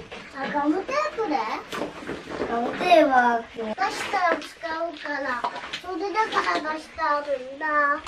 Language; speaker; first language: Japanese; native; Japanese